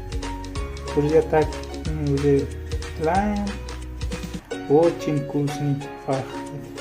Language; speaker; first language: Russian; non-native, learner; Hindi